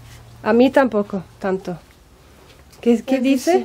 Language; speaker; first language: Spanish; non-native, fluent; Swedish